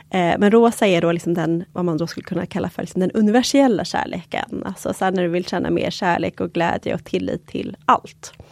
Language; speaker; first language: Swedish; early bilingual, other home language; Polish